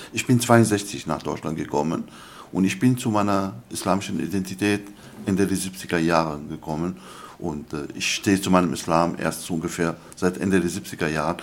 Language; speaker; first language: German; non-native, fluent; Arabic